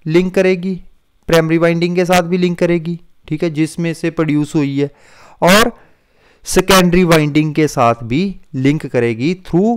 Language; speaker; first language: Hindi; non-native, local second language; Punjabi